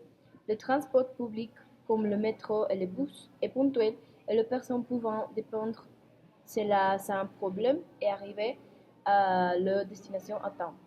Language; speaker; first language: French; non-native, learner; Spanish